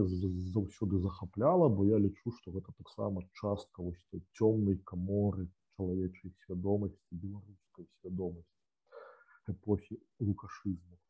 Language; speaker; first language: Polish; non-native, learner; Belarusian